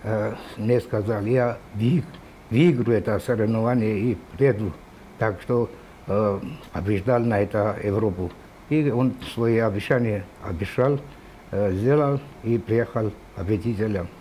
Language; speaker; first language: Russian; non-native, local second language; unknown